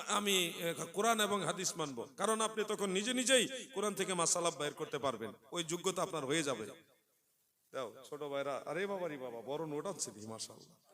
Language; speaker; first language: Bangla; native; Bangla